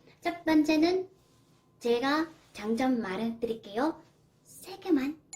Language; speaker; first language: Korean; non-native, learner; Vietnamese